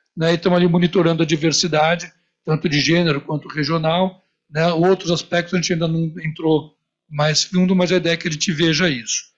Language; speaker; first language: Portuguese; native; Portuguese